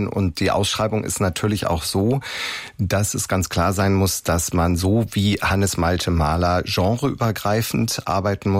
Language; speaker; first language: German; native; German